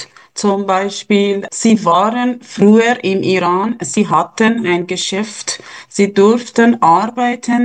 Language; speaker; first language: German; non-native, fluent; Persian